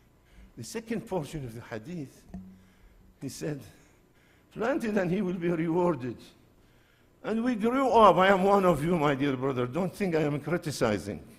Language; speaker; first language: English; non-native, fluent; Arabic